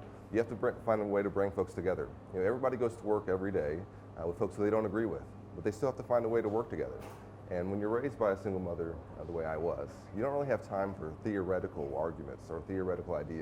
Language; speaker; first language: English; native; English